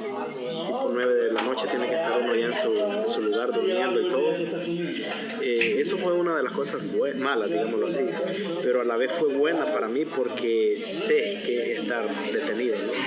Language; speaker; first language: Spanish; native; Spanish